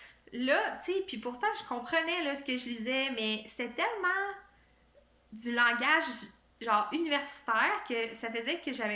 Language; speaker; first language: French; native; French